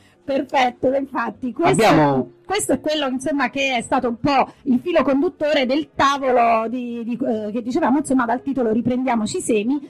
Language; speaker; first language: Italian; native; Italian